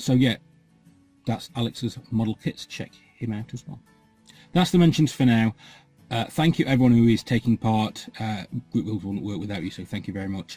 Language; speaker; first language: English; native; English